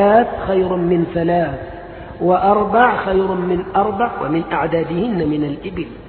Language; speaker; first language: Arabic; native; Arabic